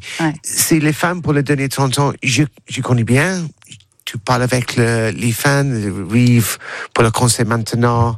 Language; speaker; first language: French; non-native, learner; English